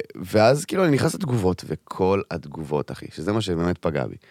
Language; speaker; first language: Hebrew; early bilingual, other home language; Arabic